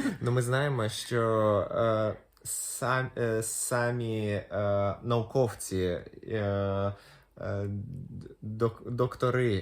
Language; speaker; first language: Ukrainian; non-native, local second language; Russian